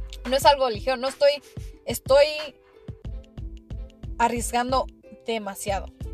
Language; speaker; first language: Spanish; early bilingual, heritage; Spanish